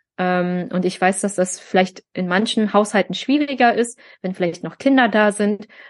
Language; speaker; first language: German; early bilingual, other home language; Vietnamese